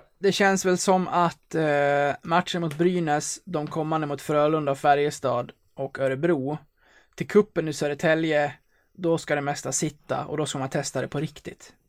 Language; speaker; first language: Swedish; native; Swedish